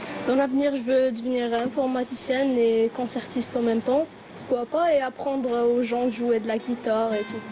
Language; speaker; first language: French; non-native, local second language; Arabic